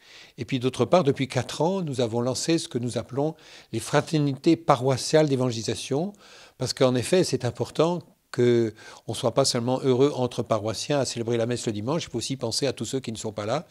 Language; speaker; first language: French; native; French